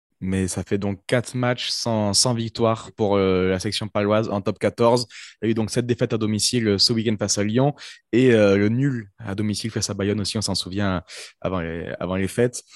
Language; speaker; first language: French; native; French